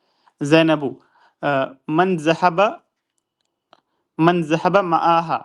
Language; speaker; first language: Arabic; non-native, learner; Urdu